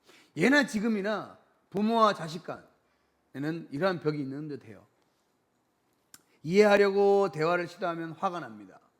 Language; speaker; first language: Korean; native; Korean